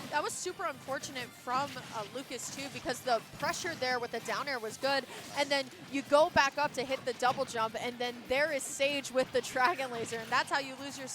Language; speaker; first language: English; native; English